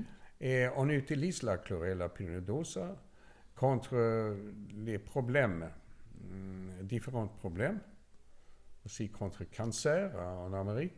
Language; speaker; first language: French; non-native, learner; Swedish